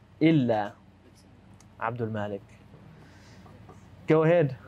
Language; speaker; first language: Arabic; non-native, fluent; English